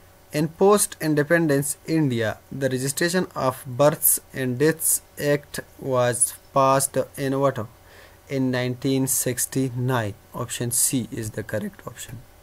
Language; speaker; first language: English; non-native, local second language; Urdu